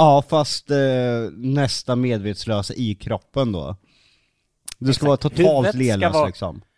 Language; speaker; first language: Swedish; native; Swedish